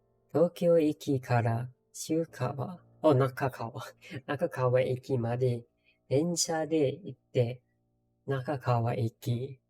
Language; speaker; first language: Japanese; non-native, learner; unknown